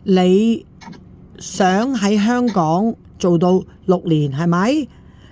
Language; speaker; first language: Cantonese; native; Cantonese